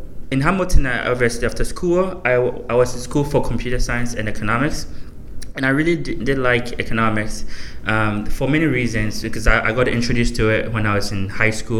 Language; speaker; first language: English; non-native, local second language; Akan